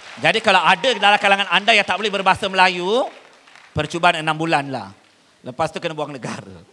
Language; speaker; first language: Malay; non-native, local second language; Tamil